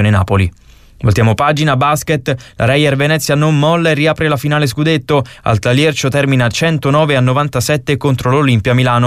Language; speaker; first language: Italian; native; Italian